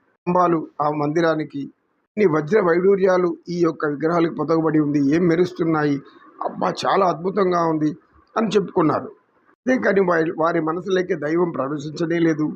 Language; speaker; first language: Telugu; native; Telugu